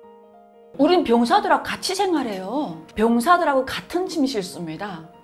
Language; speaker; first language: Korean; native; Korean